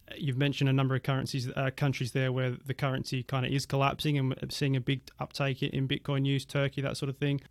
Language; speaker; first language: English; native; English